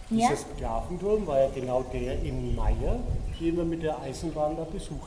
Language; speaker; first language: German; native; German